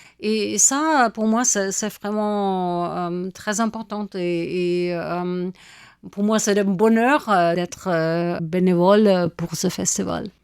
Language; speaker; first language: French; non-native, fluent; German